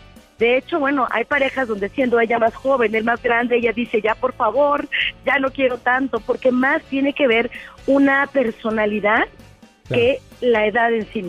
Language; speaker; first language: Spanish; native; Spanish